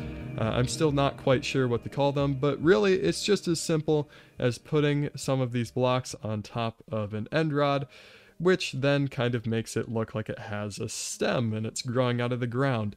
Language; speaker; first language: English; native; English